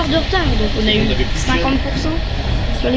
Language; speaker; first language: French; native; French